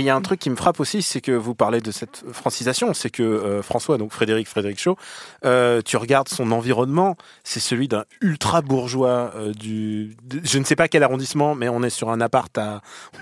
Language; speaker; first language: French; native; French